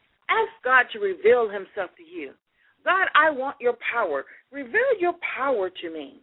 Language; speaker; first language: English; native; English